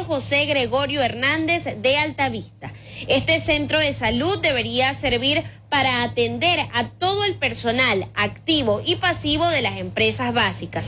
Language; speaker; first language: Spanish; native; Spanish